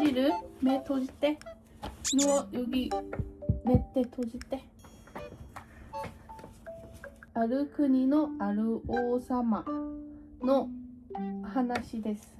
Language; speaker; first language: Japanese; non-native, learner; Korean